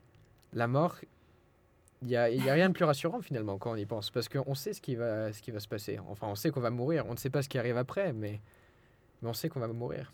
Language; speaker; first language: French; non-native, fluent; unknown